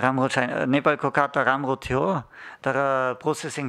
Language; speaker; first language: Nepali; non-native, learner; German